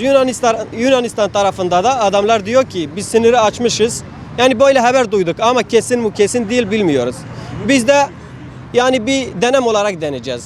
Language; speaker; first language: Turkish; non-native, fluent; Arabic